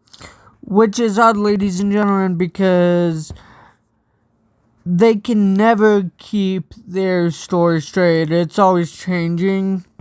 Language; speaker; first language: English; native; English